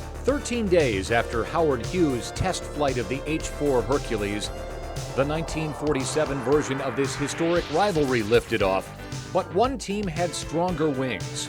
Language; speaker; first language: English; native; English